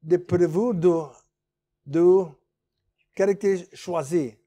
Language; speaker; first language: French; non-native, learner; English